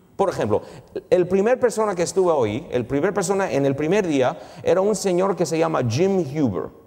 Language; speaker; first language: Spanish; early bilingual, heritage; Spanish